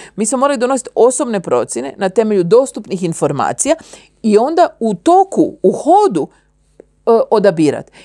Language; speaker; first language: Croatian; native; Croatian